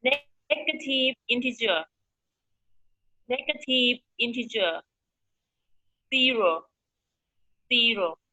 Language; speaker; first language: English; non-native, learner; Thai